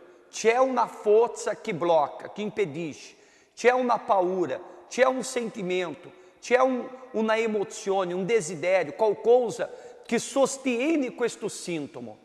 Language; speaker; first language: Italian; non-native, fluent; Portuguese